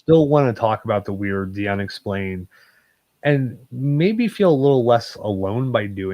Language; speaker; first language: English; native; English